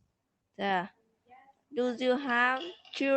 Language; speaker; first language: English; non-native, learner; Vietnamese